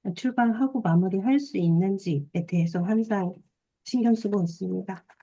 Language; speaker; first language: Korean; native; Korean